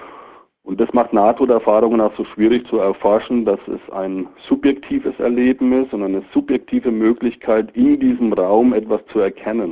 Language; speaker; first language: German; native; German